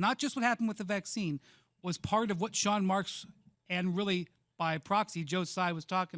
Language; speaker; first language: English; native; English